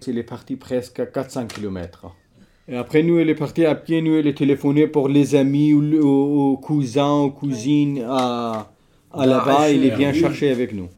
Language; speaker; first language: French; non-native, learner; Kurdish